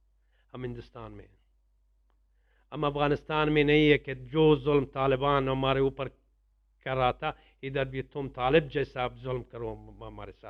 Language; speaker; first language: Hindi; non-native, learner; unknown